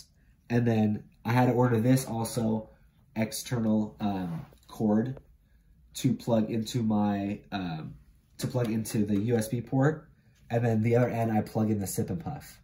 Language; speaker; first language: English; native; English